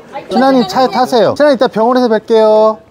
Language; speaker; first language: Korean; native; Korean